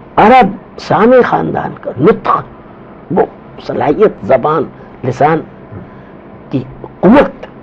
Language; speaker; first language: Urdu; non-native, local second language; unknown